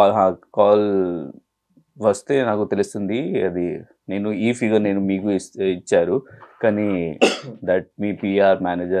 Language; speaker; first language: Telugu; non-native, learner; Hindi